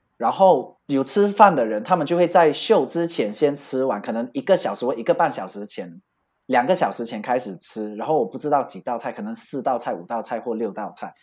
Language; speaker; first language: Chinese; native; Chinese